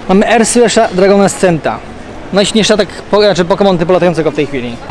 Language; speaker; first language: Polish; native; Polish